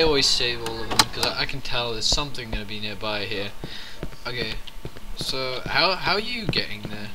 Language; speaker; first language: English; native; English